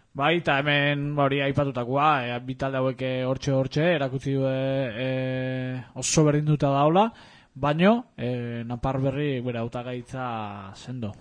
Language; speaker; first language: Basque; native; Basque